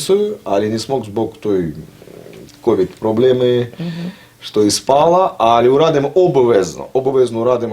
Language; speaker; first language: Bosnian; non-native, learner; Russian